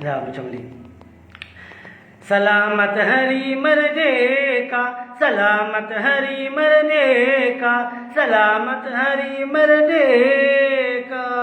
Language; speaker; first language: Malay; non-native, learner; Urdu